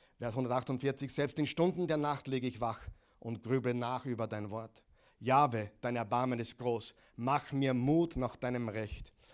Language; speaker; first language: German; non-native, fluent; English